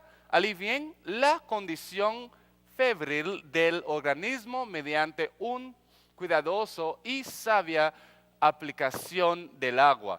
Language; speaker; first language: Spanish; non-native, fluent; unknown